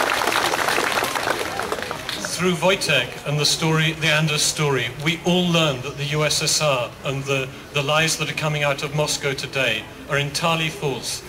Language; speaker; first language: English; native; English